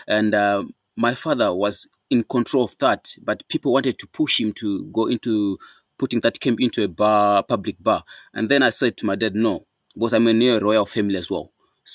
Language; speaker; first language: English; non-native, local second language; Shona